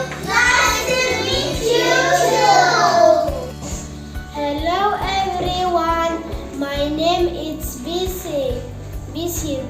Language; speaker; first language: English; non-native, learner; Arabic